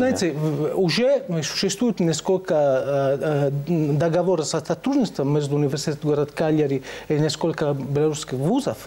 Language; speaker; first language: Russian; non-native, fluent; Italian